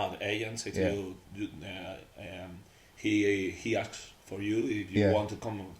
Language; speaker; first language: English; non-native, learner; Spanish